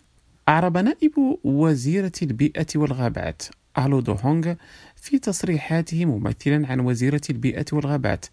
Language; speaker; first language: Arabic; non-native, fluent; Indonesian